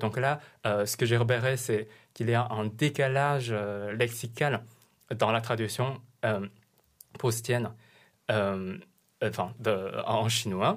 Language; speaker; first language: French; non-native, fluent; Chinese